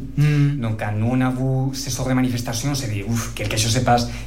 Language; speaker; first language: French; non-native, fluent; Spanish